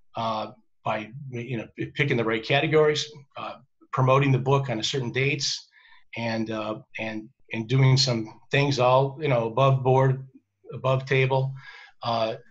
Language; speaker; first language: English; native; English